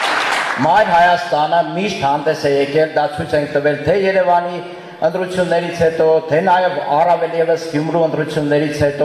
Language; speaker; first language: Armenian; native; Armenian